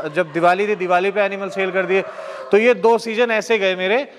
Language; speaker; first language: Hindi; native; Hindi